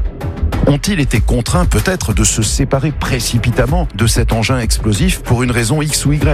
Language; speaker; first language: French; native; French